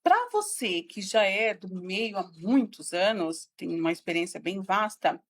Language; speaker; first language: Portuguese; native; Portuguese